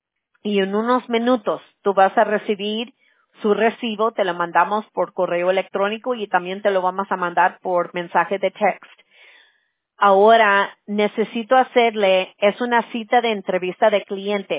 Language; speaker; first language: Spanish; early bilingual, heritage; English